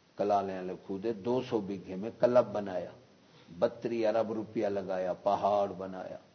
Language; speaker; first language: Urdu; non-native, local second language; Punjabi